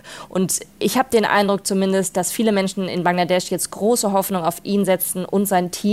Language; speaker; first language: German; native; German